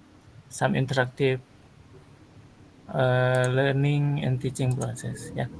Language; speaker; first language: English; non-native, learner; Sundanese